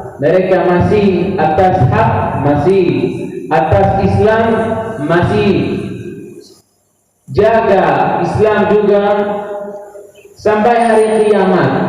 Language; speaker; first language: Indonesian; non-native, learner; Arabic